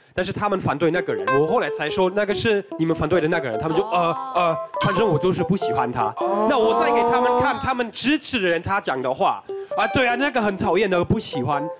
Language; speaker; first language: Chinese; non-native, fluent; German